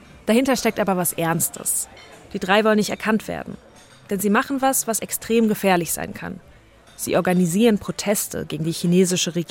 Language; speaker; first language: German; native; German